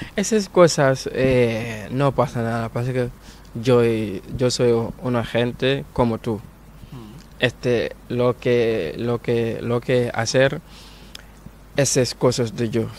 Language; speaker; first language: Spanish; non-native, learner; Wolof